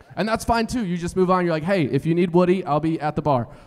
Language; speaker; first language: English; native; English